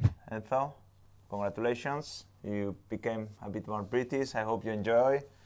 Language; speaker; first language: English; non-native, fluent; Spanish